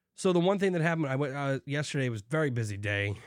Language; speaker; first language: English; native; English